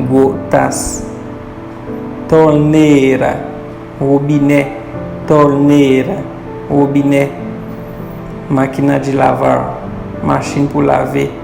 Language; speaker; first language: Portuguese; non-native, fluent; Haitian Creole